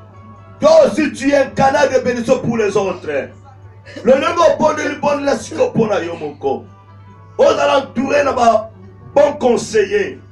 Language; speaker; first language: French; non-native, local second language; Lingala